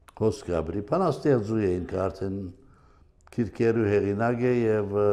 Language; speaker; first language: Armenian; early bilingual, heritage; Armenian